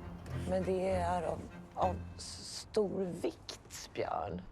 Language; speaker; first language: Swedish; native; Swedish